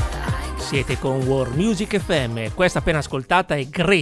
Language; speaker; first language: Italian; native; Italian